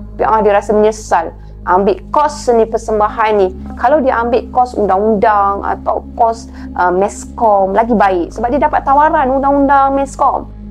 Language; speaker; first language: Malay; native; Malay